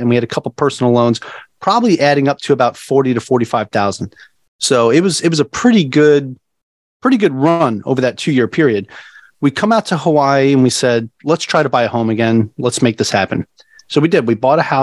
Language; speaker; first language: English; native; English